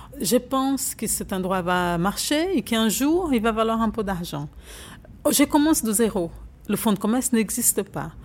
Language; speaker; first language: French; non-native, fluent; Portuguese